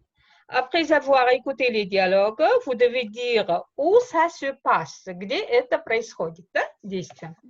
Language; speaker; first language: French; non-native, fluent; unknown